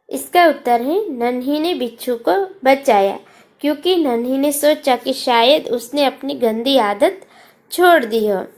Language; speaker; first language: Hindi; non-native, local second language; Gujarati